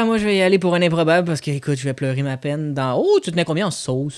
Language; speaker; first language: French; native; French